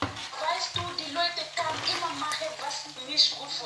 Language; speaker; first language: German; non-native, learner; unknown